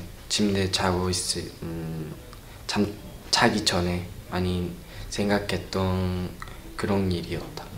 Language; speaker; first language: Korean; non-native, learner; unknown